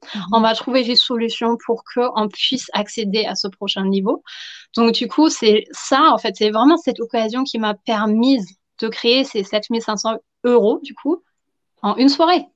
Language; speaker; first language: French; non-native, fluent; German